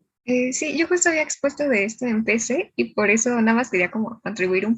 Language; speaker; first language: Spanish; native; Spanish